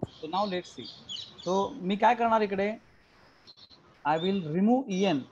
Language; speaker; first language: English; non-native, local second language; Marathi